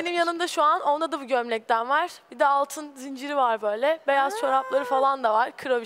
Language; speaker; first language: Turkish; native; Turkish